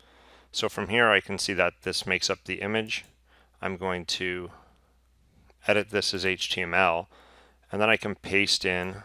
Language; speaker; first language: English; native; English